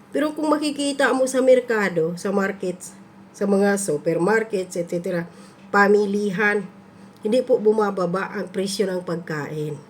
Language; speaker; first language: Filipino; non-native, local second language; Cebuano